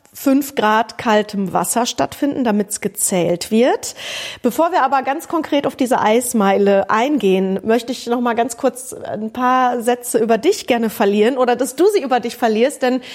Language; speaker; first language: German; native; German